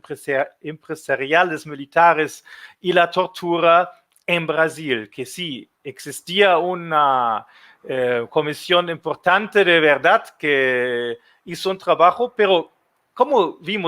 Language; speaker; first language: Spanish; non-native, fluent; German